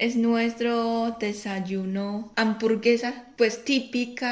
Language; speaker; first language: Spanish; non-native, fluent; Chinese